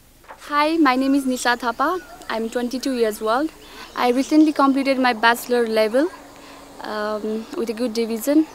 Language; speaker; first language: English; non-native, fluent; Nepali